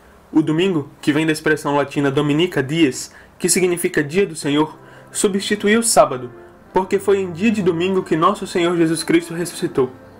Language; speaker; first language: Portuguese; native; Portuguese